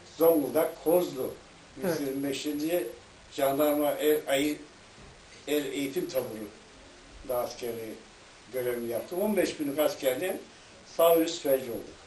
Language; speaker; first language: Turkish; native; Turkish